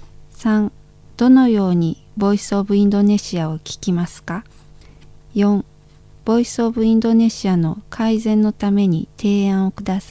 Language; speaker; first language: Japanese; non-native, fluent; Indonesian